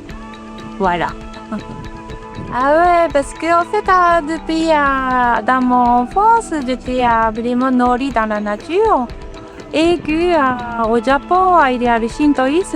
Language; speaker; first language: French; non-native, fluent; Japanese